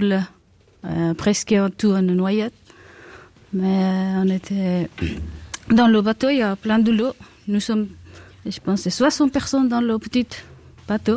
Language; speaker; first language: French; non-native, learner; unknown